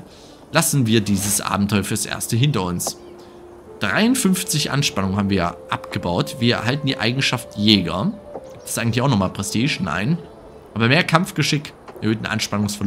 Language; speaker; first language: German; native; German